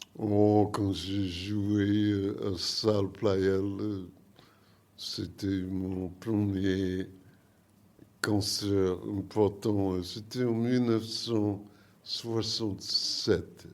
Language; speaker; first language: French; non-native, learner; English